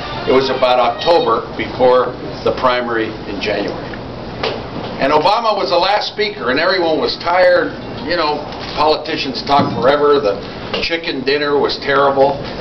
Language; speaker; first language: English; early bilingual, other home language; Spanish